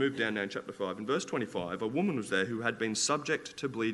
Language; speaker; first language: English; native; English